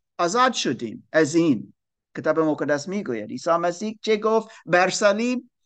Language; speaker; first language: Persian; non-native, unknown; English